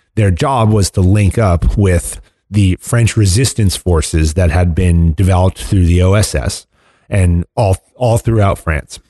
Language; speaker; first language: English; native; English